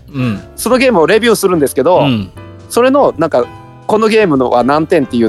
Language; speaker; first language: Japanese; native; Japanese